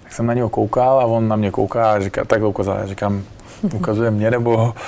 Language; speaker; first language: Czech; non-native, fluent; Uzbek